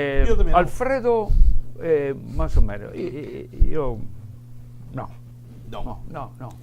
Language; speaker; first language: Portuguese; non-native, learner; Spanish